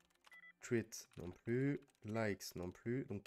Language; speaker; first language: French; native; French